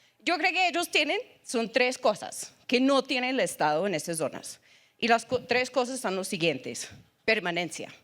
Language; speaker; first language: Spanish; non-native, fluent; English